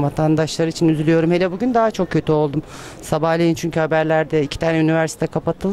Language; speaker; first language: Turkish; native; Turkish